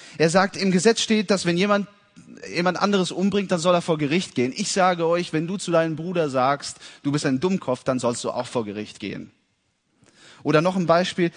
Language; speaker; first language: German; early bilingual, heritage; German